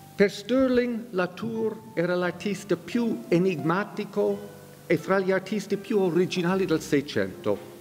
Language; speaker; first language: Italian; non-native, fluent; English